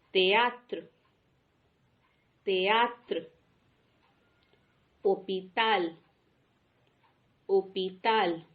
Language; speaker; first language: French; non-native, fluent; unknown